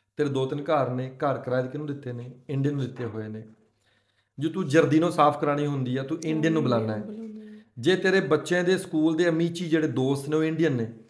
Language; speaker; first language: Punjabi; native; Punjabi